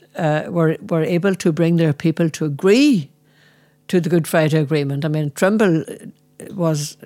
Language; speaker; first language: English; native; English